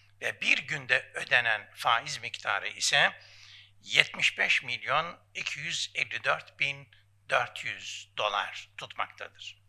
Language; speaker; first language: Turkish; native; Turkish